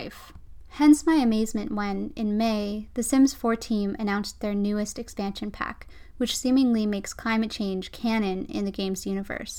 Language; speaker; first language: English; native; English